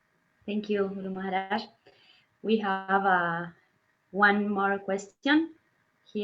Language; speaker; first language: English; non-native, learner; Spanish